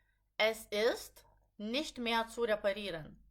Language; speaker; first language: German; non-native, fluent; Lithuanian